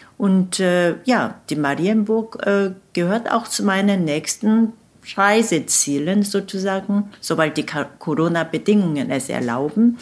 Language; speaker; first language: German; non-native, fluent; Korean